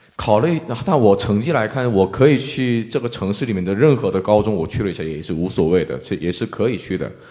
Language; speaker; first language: Chinese; non-native, fluent; Korean